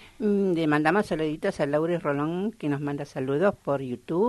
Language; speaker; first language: Spanish; native; Spanish